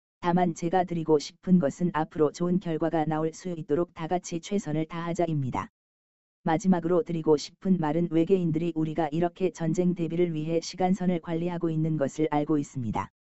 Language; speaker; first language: Korean; native; Korean